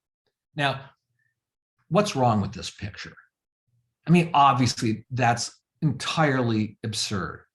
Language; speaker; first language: English; native; English